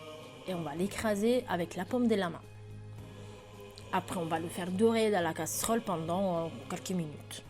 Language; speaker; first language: French; native; French